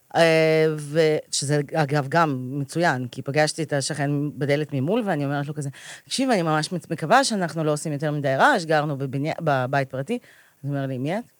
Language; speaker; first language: Hebrew; early bilingual, other home language; Russian